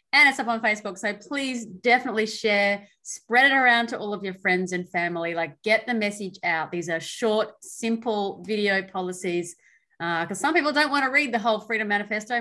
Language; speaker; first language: English; native; English